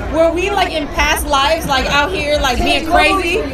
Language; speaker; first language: English; native; English